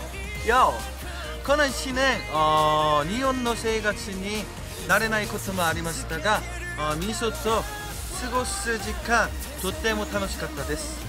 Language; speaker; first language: Japanese; non-native, learner; Korean